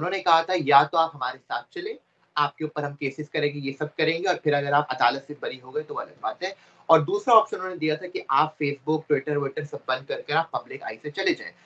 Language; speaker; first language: Urdu; native; Urdu